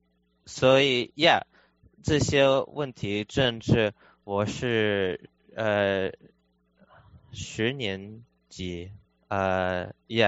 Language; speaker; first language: Chinese; early bilingual, heritage; Chinese